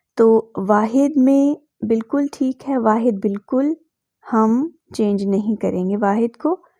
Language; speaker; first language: Urdu; native; Urdu